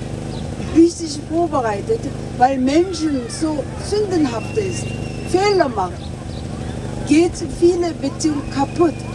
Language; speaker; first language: German; non-native, fluent; Korean